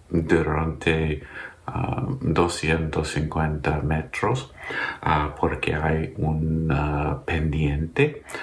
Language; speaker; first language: Spanish; non-native, learner; English